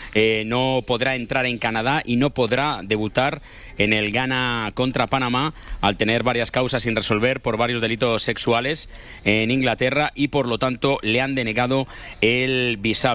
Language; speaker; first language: Spanish; native; Spanish